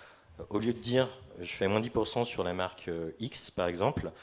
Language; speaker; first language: French; native; French